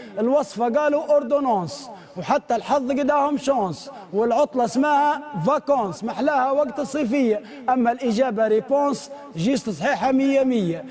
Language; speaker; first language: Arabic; native; Arabic